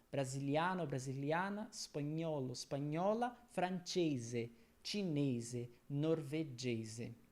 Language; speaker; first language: Italian; non-native, fluent; Portuguese